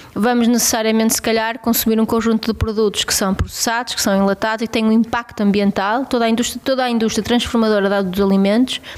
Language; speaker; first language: Portuguese; native; Portuguese